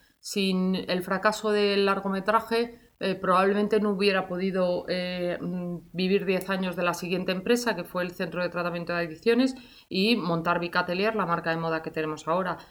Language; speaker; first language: Spanish; native; Spanish